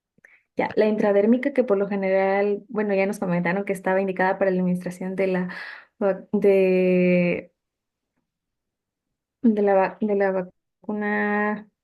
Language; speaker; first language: Spanish; native; Spanish